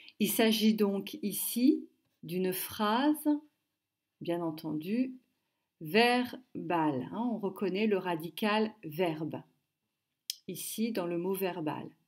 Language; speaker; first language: French; native; French